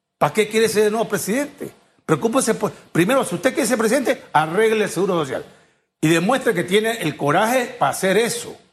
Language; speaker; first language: Spanish; native; Spanish